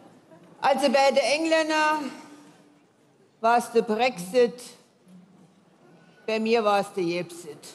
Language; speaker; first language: German; native; German